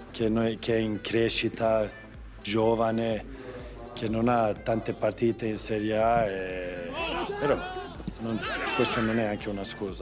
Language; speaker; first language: Italian; non-native, fluent; Swedish